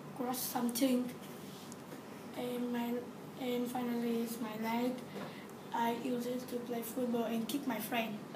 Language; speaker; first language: English; non-native, learner; Vietnamese